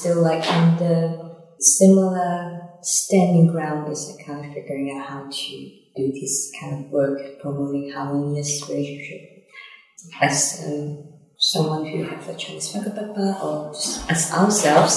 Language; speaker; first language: English; non-native, local second language; Cantonese